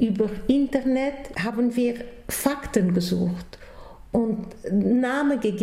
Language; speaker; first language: German; non-native, local second language; Italian